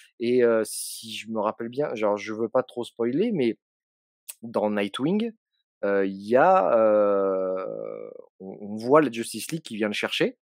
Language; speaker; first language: French; native; French